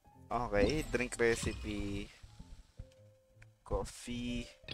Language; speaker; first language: English; non-native, local second language; Filipino